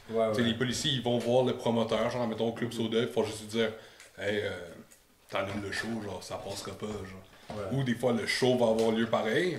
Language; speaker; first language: French; native; French